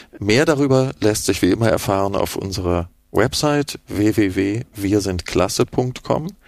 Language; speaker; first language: German; native; German